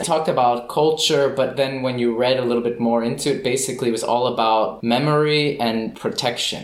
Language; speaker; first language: English; native; English